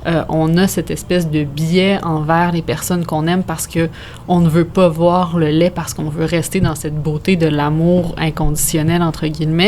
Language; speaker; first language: French; native; French